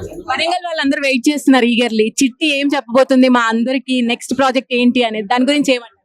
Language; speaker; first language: Telugu; native; Telugu